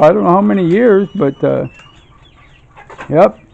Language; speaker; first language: English; native; English